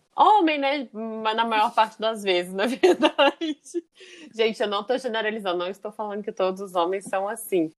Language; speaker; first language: Portuguese; native; Portuguese